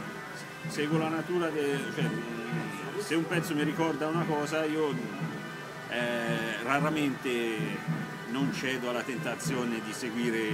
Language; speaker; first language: Italian; native; Italian